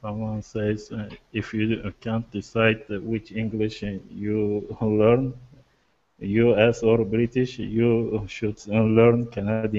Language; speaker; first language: English; non-native, learner; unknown